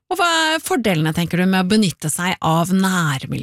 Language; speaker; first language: Norwegian; native; Norwegian